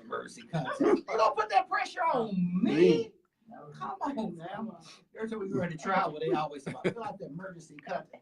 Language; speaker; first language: English; native; English